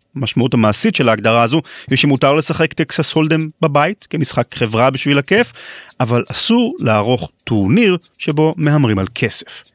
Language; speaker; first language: Hebrew; native; Hebrew